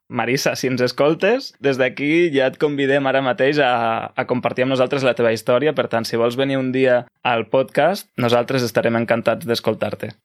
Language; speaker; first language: Catalan; native; Catalan